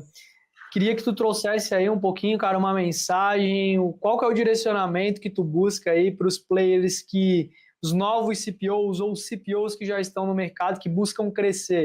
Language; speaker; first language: Portuguese; native; Portuguese